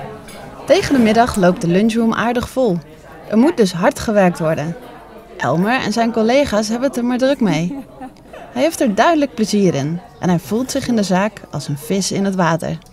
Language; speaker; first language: Dutch; native; Dutch